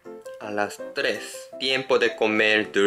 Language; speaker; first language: Spanish; non-native, learner; Japanese